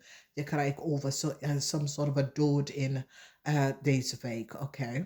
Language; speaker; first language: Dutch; non-native, fluent; English